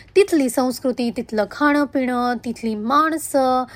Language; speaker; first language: Marathi; non-native, local second language; Hindi